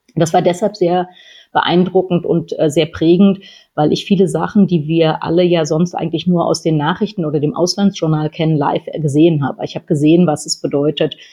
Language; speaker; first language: German; native; German